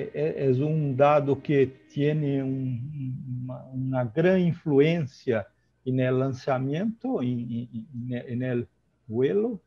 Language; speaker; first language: Spanish; non-native, learner; Portuguese